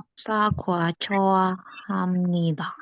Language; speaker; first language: Korean; non-native, learner; Indonesian